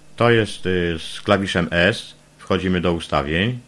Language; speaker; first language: Polish; native; Polish